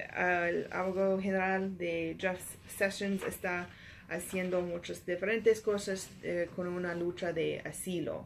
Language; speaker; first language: Spanish; non-native, learner; English